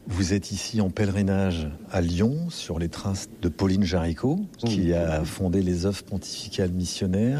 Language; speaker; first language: French; native; French